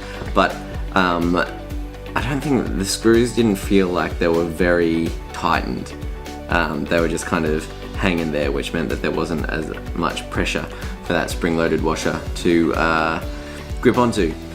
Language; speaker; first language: English; native; English